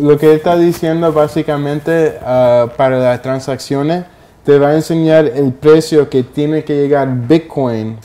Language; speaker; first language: Spanish; early bilingual, heritage; Spanish